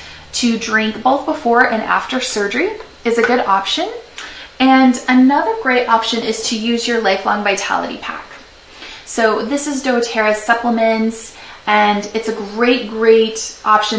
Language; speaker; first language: English; native; English